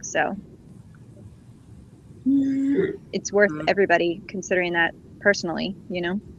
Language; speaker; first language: English; native; English